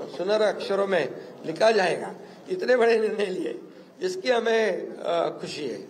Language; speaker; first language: Hindi; non-native, local second language; Marathi